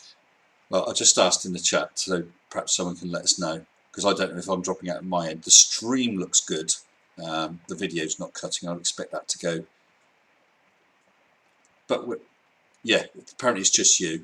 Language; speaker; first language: English; native; English